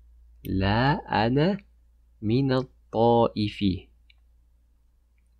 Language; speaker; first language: Arabic; non-native, fluent; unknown